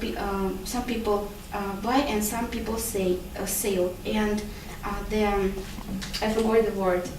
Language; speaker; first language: English; non-native, learner; Russian